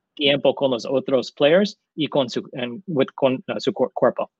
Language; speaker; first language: Spanish; non-native, learner; English